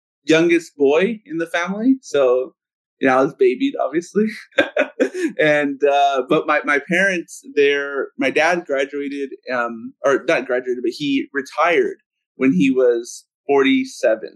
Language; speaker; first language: English; early bilingual, other home language; Spanish